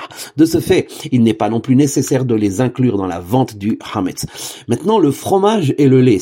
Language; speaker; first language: French; native; French